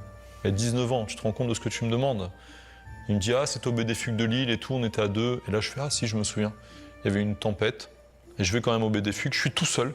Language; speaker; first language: French; native; French